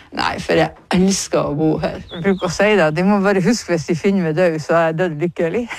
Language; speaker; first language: Norwegian; native; Norwegian